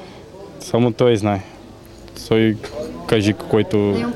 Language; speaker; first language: Bulgarian; non-native, learner; Portuguese